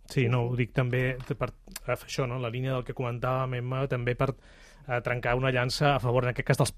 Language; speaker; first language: Catalan; native; Catalan